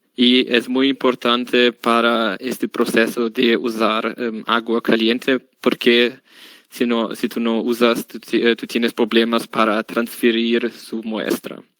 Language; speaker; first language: Spanish; non-native, learner; German